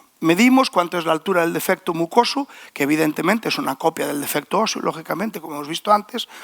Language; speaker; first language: Spanish; native; Spanish